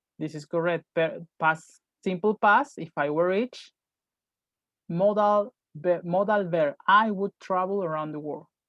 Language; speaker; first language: English; non-native, fluent; Spanish